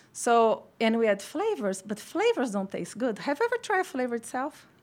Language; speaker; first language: English; non-native, fluent; Portuguese